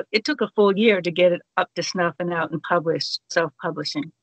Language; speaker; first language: English; native; English